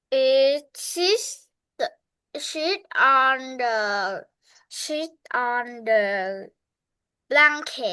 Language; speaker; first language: English; non-native, learner; Vietnamese